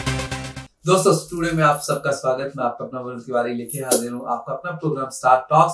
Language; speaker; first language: Hindi; native; Hindi